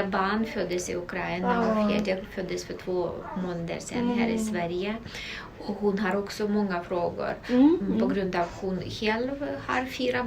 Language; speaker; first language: Swedish; non-native, local second language; Russian